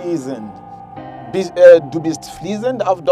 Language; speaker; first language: German; non-native, learner; Yoruba